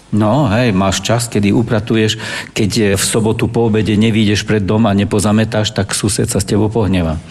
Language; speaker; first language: Slovak; non-native, local second language; German